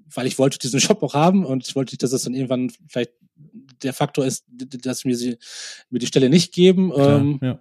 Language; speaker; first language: German; native; German